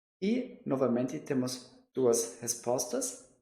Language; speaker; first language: Portuguese; non-native, fluent; German